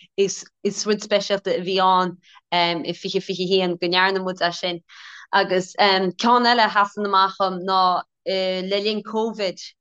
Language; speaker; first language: Irish; native; Irish